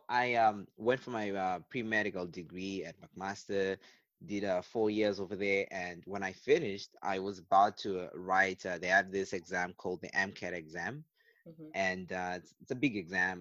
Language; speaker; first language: English; non-native, local second language; Shona